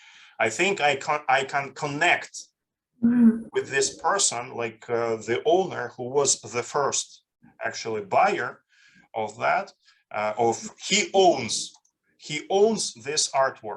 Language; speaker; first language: English; non-native, fluent; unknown